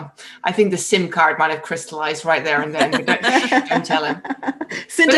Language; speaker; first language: English; non-native, fluent; Dutch